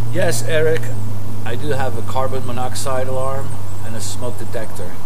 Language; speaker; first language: English; non-native, fluent; Portuguese